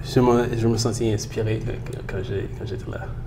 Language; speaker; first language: French; early bilingual, heritage; French